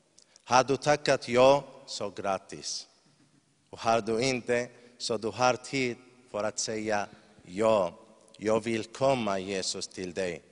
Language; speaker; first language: Swedish; non-native, fluent; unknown